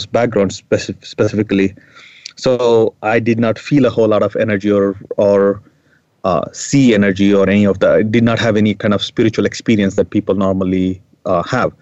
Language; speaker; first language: English; non-native, local second language; Kannada